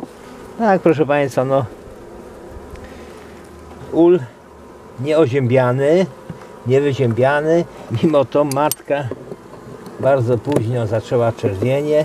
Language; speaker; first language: Polish; native; Polish